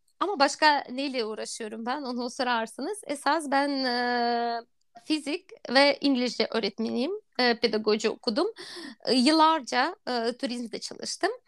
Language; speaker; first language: Turkish; non-native, fluent; Russian